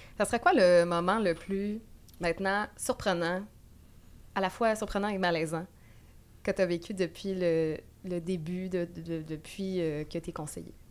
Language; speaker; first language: French; native; French